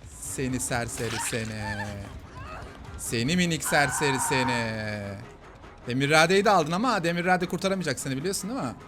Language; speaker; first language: Turkish; native; Turkish